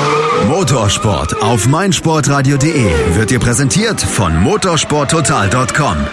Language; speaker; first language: German; native; German